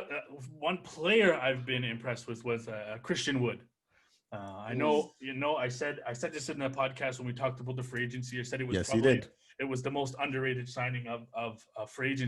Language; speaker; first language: English; native; English